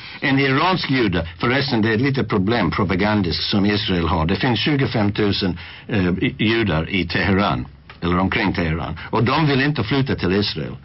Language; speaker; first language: Swedish; non-native, fluent; English